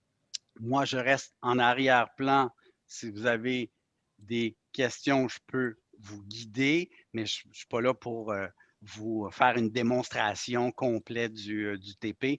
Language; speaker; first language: French; native; French